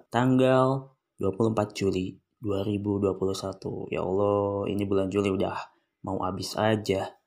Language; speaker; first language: Indonesian; non-native, local second language; Sundanese